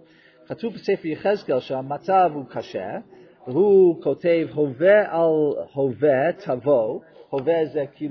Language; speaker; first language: Hebrew; non-native, fluent; English